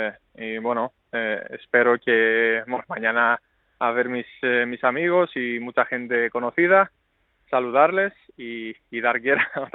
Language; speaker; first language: Spanish; non-native, fluent; Greek